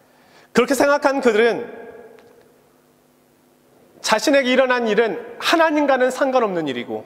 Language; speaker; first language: Korean; native; Korean